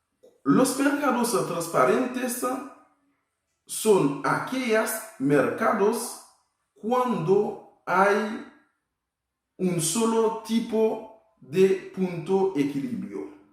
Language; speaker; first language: Spanish; non-native, fluent; Haitian Creole